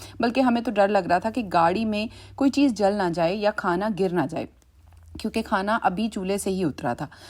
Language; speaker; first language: Urdu; native; Urdu